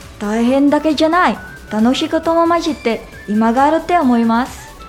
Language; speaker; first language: Japanese; non-native, learner; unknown